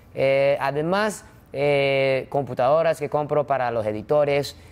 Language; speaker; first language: Spanish; non-native, fluent; Japanese